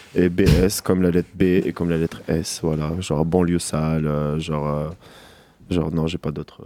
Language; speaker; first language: French; native; French